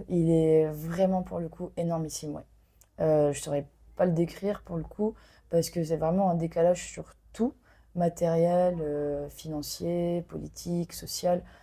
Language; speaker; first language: French; non-native, local second language; Arabic